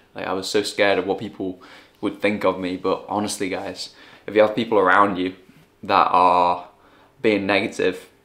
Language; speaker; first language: English; native; English